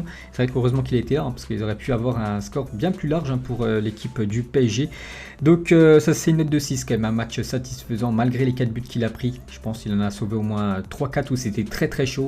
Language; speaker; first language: French; native; French